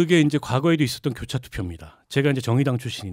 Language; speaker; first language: Korean; native; Korean